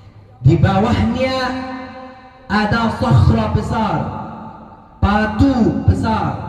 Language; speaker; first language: Indonesian; non-native, fluent; Arabic